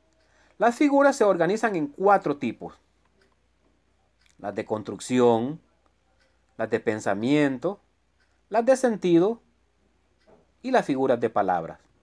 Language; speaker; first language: Spanish; native; Spanish